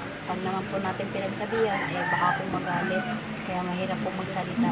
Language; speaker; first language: Filipino; native; Filipino